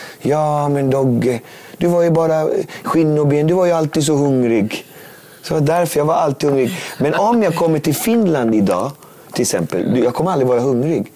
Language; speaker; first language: Swedish; native; Swedish